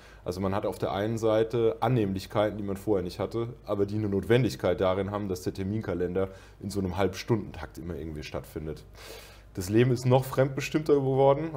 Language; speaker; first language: German; native; German